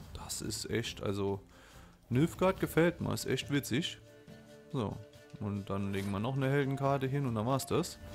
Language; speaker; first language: German; native; German